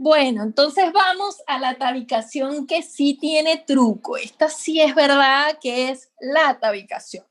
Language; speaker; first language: Spanish; native; Spanish